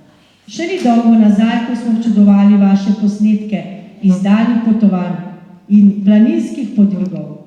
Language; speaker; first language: Slovenian; native; Slovenian